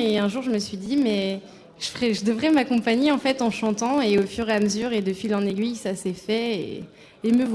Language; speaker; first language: French; native; French